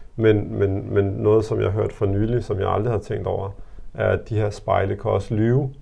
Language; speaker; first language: Danish; early bilingual, other home language; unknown